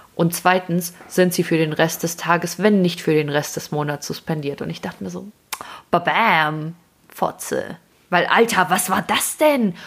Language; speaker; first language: German; early bilingual, other home language; Russian